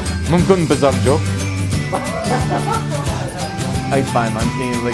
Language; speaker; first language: Kyrgyz; non-native, learner; English